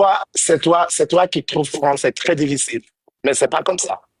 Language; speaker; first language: French; non-native, learner; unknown